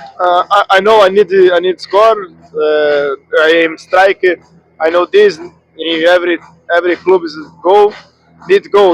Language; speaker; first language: English; non-native, learner; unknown